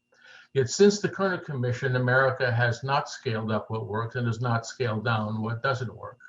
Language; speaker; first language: English; native; English